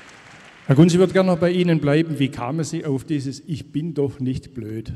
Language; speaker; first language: German; native; German